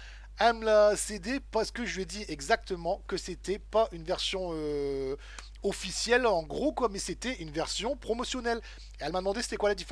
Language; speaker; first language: French; native; French